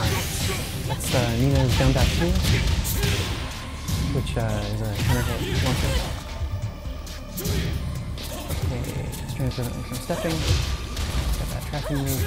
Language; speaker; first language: English; native; English